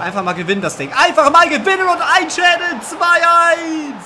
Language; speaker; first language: German; native; German